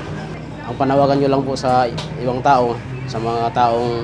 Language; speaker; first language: Filipino; native; Filipino